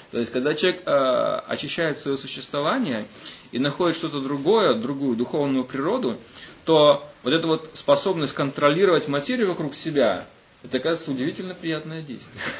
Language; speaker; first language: Russian; native; Russian